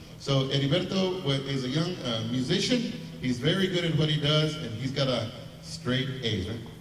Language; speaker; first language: English; early bilingual, other home language; Spanish